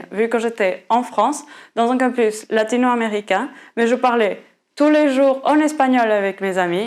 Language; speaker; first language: French; non-native, fluent; Portuguese